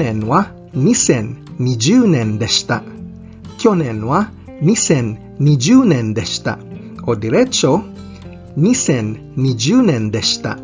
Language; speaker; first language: Japanese; non-native, fluent; Filipino